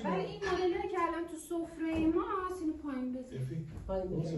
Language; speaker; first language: Persian; native; Persian